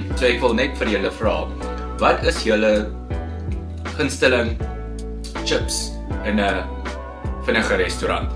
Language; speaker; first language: Afrikaans; non-native, learner; Korean